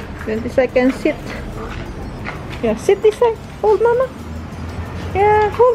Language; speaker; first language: English; non-native, learner; Filipino